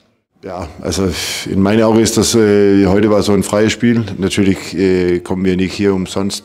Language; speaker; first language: German; non-native, fluent; Danish